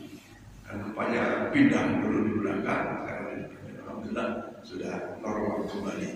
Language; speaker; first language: Indonesian; native; Indonesian